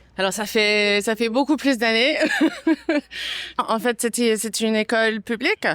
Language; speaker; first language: French; non-native, fluent; English